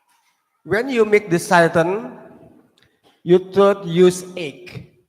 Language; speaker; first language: English; non-native, learner; Indonesian